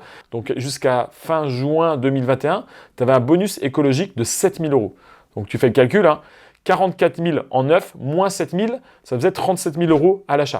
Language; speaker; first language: French; native; French